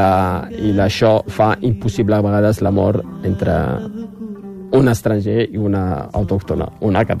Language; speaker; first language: Catalan; non-native, fluent; Riffian